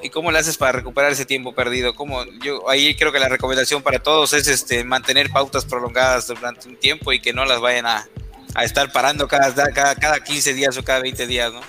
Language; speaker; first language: Spanish; native; Spanish